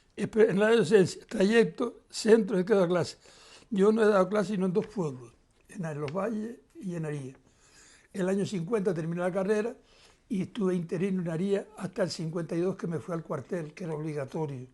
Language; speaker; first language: Spanish; native; Spanish